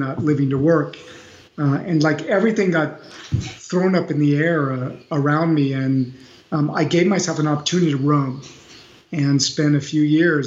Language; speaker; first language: English; native; English